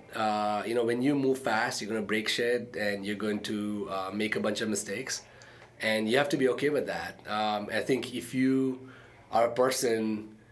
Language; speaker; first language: English; early bilingual, other home language; Arabic